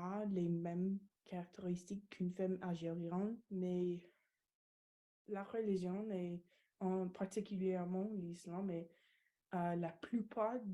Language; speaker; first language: French; non-native, learner; English